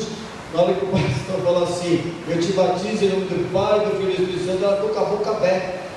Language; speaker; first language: Portuguese; native; Portuguese